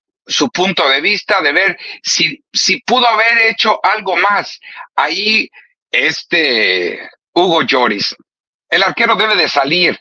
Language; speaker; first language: Spanish; native; Spanish